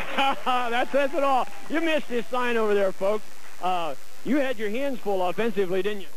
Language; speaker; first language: English; native; English